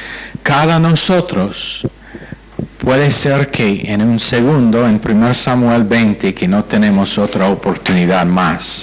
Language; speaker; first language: Spanish; non-native, fluent; English